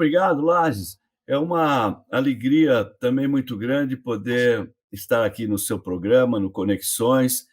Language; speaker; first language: Portuguese; native; Portuguese